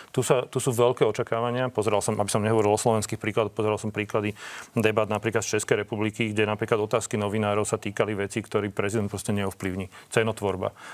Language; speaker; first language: Slovak; native; Slovak